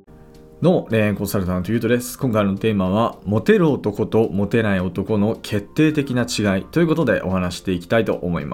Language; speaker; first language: Japanese; native; Japanese